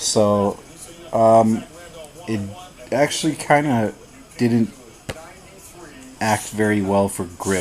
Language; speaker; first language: English; native; English